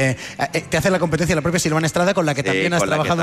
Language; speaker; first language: Spanish; native; Spanish